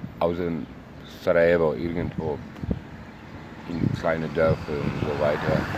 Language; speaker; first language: German; non-native, learner; Bosnian